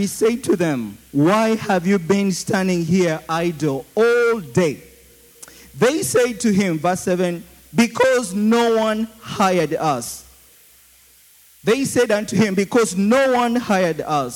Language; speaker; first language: English; non-native, local second language; Ganda